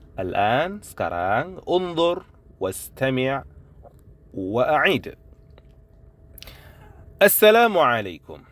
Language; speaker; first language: Arabic; non-native, fluent; Indonesian